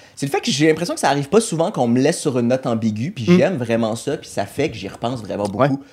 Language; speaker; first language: French; native; French